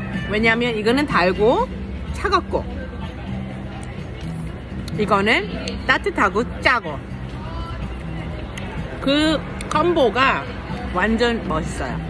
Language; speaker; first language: Korean; early bilingual, heritage; Korean